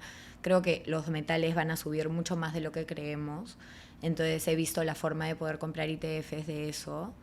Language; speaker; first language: Spanish; native; Spanish